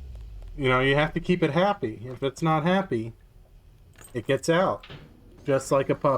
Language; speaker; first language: English; native; English